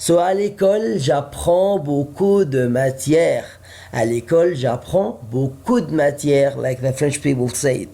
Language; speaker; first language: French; non-native, fluent; Arabic